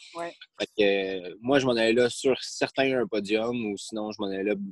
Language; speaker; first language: French; native; French